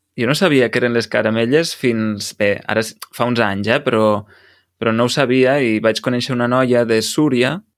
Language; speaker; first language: Catalan; native; Catalan